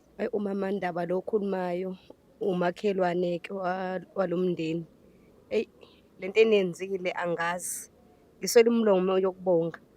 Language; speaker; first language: Zulu; native; Zulu